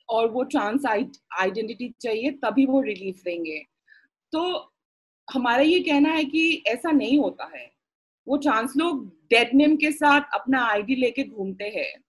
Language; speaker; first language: Hindi; non-native, local second language; Assamese